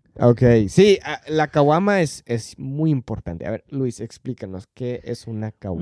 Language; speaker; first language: Spanish; non-native, fluent; English